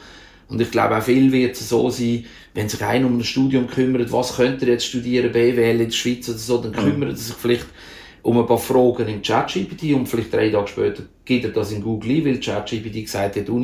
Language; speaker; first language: German; native; German